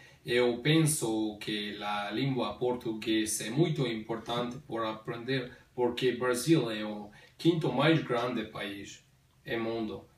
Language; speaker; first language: Portuguese; non-native, learner; Slovenian